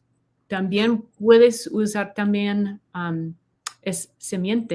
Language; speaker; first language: Spanish; non-native, learner; English